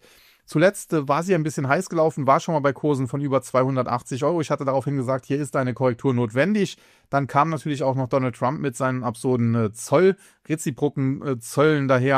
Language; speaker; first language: German; native; German